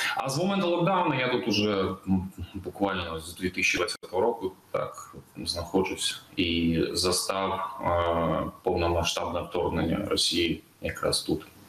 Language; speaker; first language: Ukrainian; native; Ukrainian